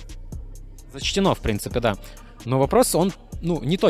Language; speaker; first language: Russian; native; Russian